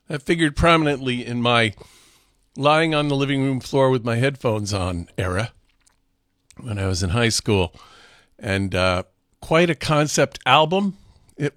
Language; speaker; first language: English; native; English